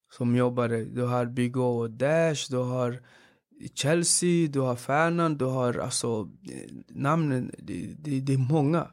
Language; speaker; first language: Swedish; early bilingual, other home language; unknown